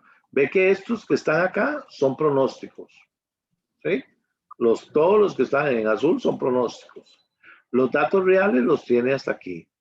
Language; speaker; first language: Spanish; native; Spanish